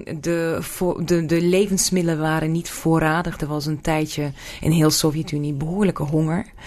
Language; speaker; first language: Dutch; non-native, fluent; Russian